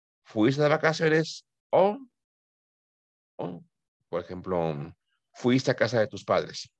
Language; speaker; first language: Spanish; native; Spanish